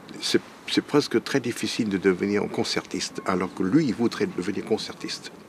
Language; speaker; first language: French; non-native, fluent; Vietnamese